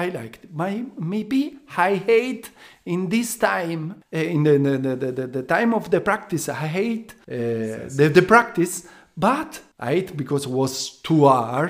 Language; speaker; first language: English; non-native, learner; Italian